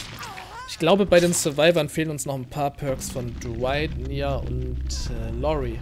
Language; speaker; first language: German; native; German